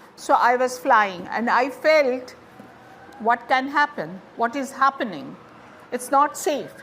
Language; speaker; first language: English; non-native, local second language; Bangla